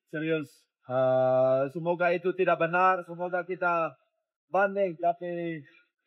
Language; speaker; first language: Indonesian; non-native, fluent; Dutch